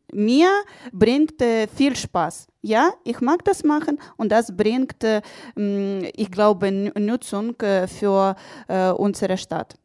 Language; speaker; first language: German; non-native, learner; Ukrainian